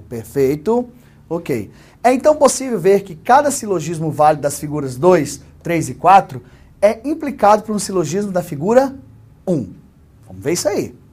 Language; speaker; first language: Portuguese; native; Portuguese